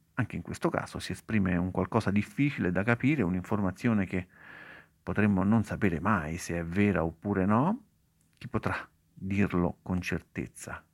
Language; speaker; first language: Italian; native; Italian